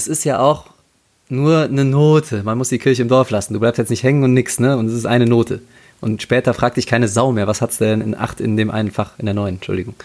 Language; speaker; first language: German; native; German